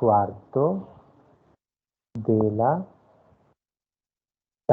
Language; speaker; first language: Spanish; non-native, fluent; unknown